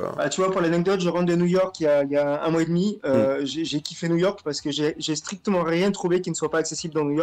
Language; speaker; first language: French; native; French